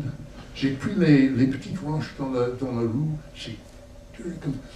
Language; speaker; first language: French; non-native, learner; English